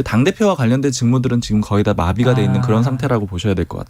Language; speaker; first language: Korean; native; Korean